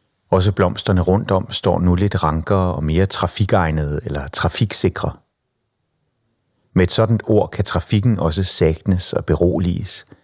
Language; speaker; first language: Danish; native; Danish